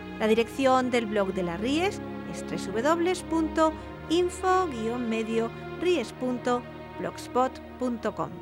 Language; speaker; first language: Spanish; native; Spanish